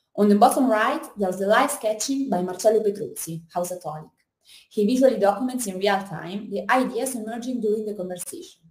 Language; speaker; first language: English; non-native, fluent; Italian